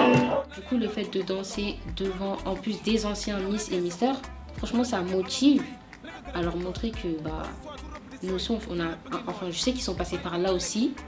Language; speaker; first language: French; native; French